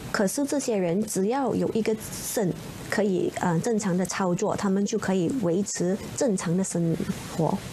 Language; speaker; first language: Chinese; native; Chinese